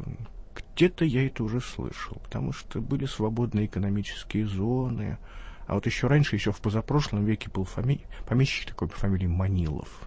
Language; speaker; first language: Russian; native; Russian